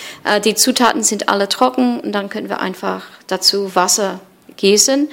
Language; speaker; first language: German; non-native, fluent; English